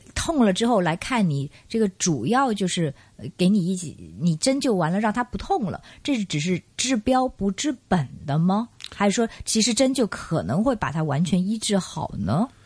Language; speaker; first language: Chinese; non-native, local second language; Cantonese